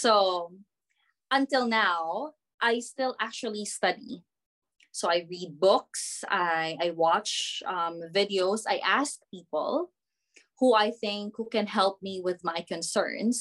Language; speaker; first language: English; non-native, local second language; Filipino